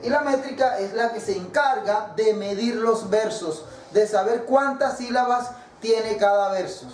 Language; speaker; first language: Spanish; native; Spanish